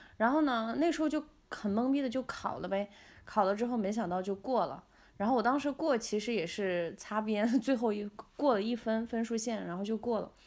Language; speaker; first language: Chinese; non-native, local second language; Uyghur